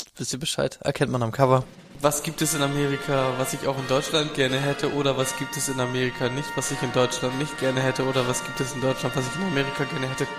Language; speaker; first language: German; native; German